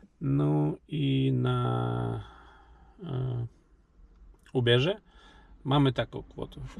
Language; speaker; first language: Polish; non-native, learner; Ukrainian